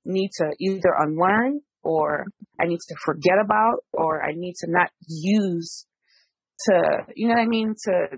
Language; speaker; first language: English; early bilingual, other home language; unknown